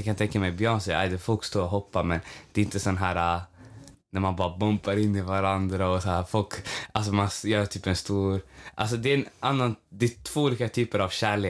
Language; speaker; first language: Swedish; native; Swedish